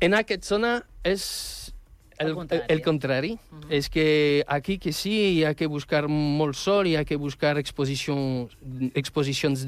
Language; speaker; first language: Catalan; non-native, fluent; French